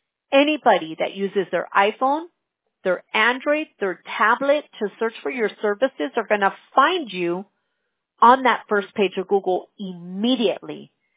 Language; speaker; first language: English; early bilingual, other home language; Spanish